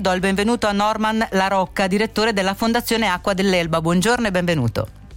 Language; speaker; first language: Italian; native; Italian